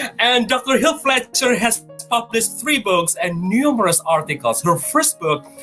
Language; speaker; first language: English; non-native, fluent; Indonesian